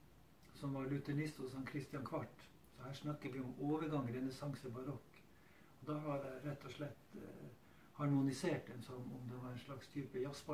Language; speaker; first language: Norwegian; native; Norwegian